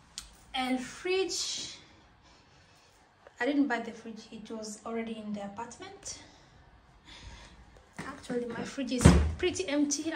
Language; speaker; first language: English; non-native, local second language; Swahili